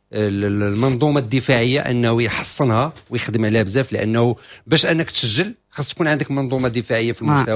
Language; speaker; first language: Arabic; native; Arabic